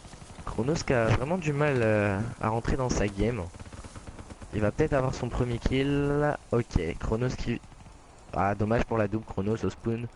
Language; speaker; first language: French; native; French